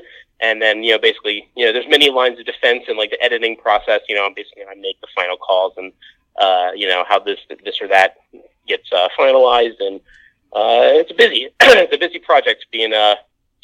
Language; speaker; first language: English; native; English